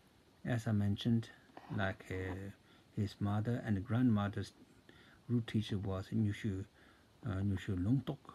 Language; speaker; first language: English; non-native, fluent; Tibetan